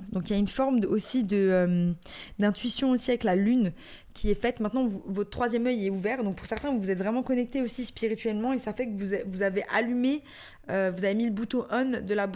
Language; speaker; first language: French; native; French